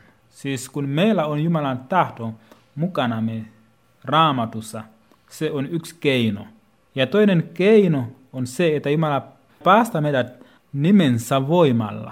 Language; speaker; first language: Finnish; non-native, fluent; Swahili